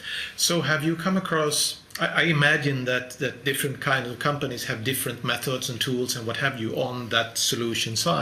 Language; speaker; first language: English; non-native, fluent; Swedish